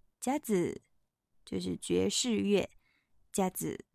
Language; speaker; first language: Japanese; non-native, fluent; Chinese